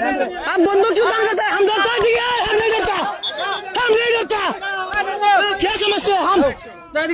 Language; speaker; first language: Hindi; non-native, learner; Bangla